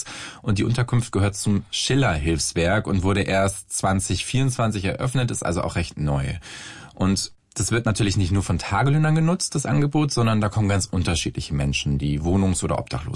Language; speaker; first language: German; native; German